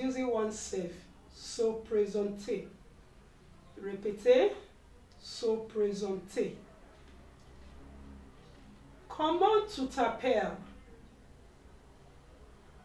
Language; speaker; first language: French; non-native, learner; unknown